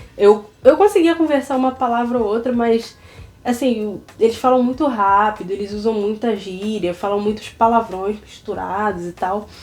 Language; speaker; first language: Portuguese; native; Portuguese